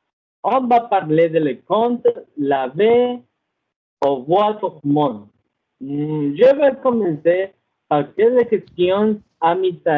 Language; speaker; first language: French; non-native, learner; Spanish